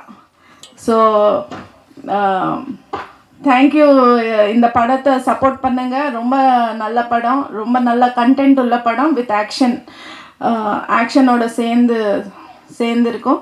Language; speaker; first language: Tamil; non-native, fluent; Telugu